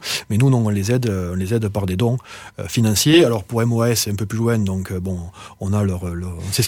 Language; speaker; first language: French; native; French